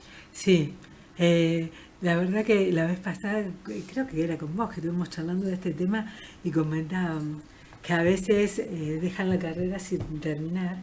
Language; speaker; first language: Spanish; native; Spanish